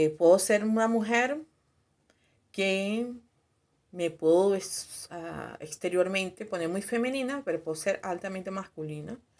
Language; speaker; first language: Spanish; native; Spanish